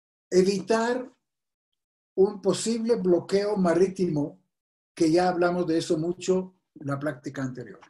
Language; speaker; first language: Spanish; non-native, fluent; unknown